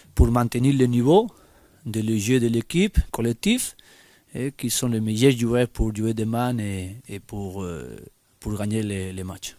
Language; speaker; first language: French; non-native, learner; Spanish